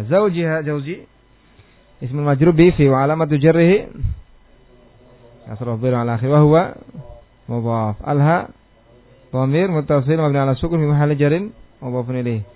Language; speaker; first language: Arabic; non-native, fluent; Indonesian